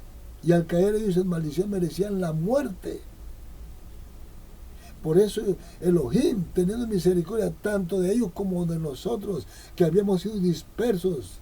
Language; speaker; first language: Spanish; native; Spanish